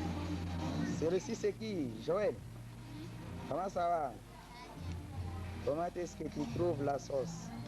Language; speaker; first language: French; non-native, local second language; Swahili